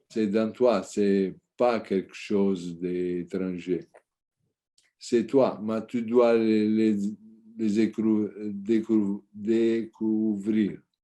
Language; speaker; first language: French; non-native, learner; Italian